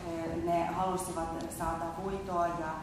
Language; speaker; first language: Finnish; non-native, fluent; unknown